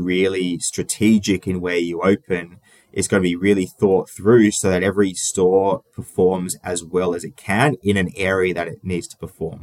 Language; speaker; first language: English; native; English